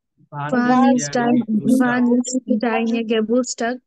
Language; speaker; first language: German; non-native, learner; Bangla